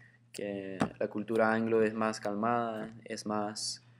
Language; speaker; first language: Spanish; early bilingual, heritage; Spanish